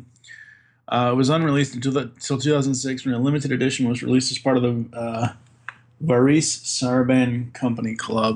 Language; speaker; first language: English; native; English